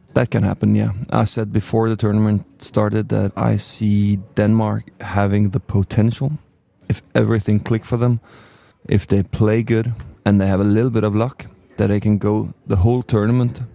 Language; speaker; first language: English; non-native, fluent; Norwegian